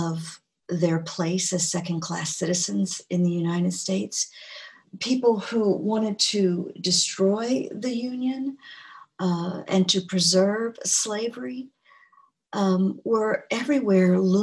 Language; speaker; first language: English; native; English